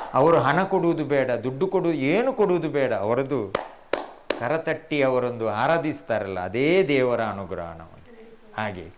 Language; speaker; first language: Kannada; non-native, local second language; Tulu